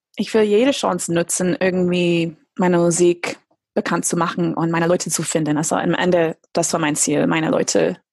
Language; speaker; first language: German; non-native, fluent; English